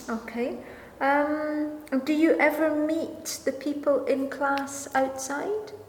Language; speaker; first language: English; non-native, fluent; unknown